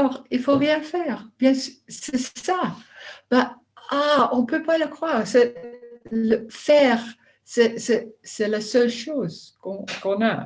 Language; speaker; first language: French; non-native, learner; Dutch